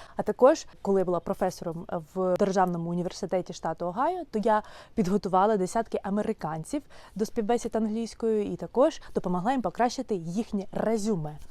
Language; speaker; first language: Ukrainian; native; Ukrainian